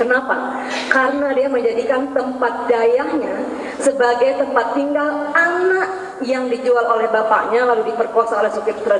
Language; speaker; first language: Indonesian; native; Indonesian